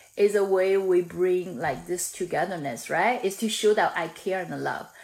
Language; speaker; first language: English; non-native, fluent; Chinese